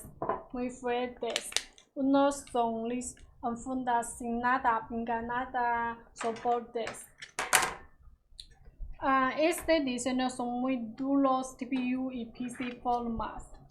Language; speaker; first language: Spanish; non-native, learner; Chinese